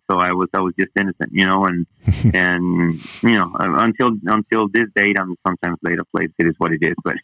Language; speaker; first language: English; non-native, fluent; Spanish